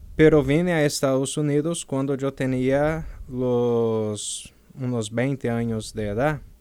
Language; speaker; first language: Spanish; non-native, fluent; Portuguese